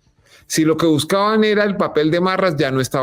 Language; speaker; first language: Spanish; native; Spanish